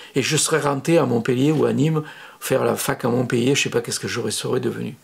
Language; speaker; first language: French; native; French